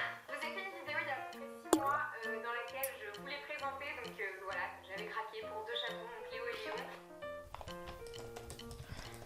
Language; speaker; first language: French; native; French